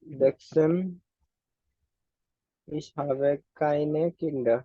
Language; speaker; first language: German; non-native, learner; Bangla